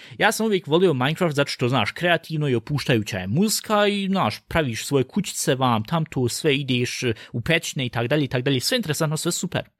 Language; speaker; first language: Bosnian; early bilingual, heritage; Bosnian